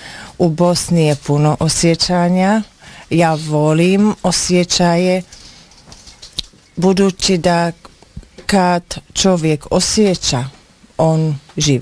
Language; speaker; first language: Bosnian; non-native, learner; Slovak